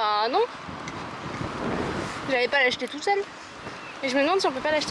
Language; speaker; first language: French; native; French